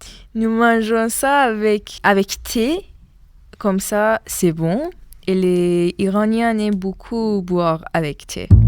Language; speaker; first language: French; non-native, learner; Persian